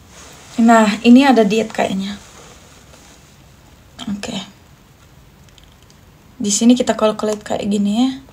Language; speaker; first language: Indonesian; non-native, fluent; Turkish